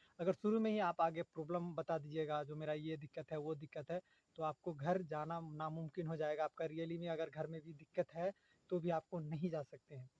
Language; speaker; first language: Hindi; native; Hindi